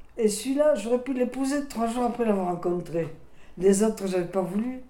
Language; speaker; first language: French; non-native, local second language; Swiss German